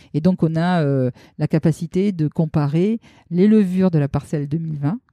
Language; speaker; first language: French; native; French